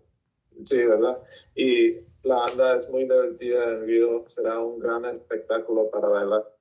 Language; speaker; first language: Spanish; early bilingual, heritage; Spanish